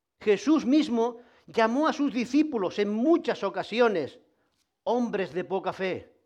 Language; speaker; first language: Spanish; native; Spanish